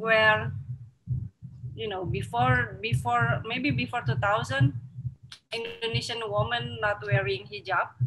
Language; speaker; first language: English; non-native, learner; Indonesian